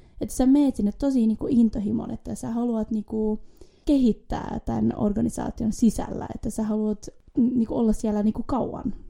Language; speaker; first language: Finnish; early bilingual, heritage; Finnish